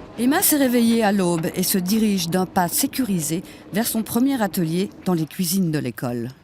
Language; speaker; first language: French; native; French